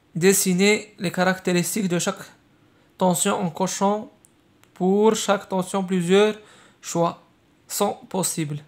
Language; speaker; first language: French; non-native, local second language; Arabic